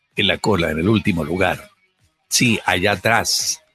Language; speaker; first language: Spanish; native; Spanish